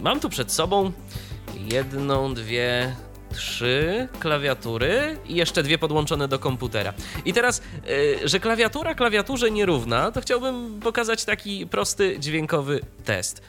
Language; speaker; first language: Polish; native; Polish